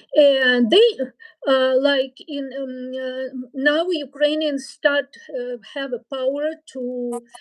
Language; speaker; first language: English; non-native, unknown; Ukrainian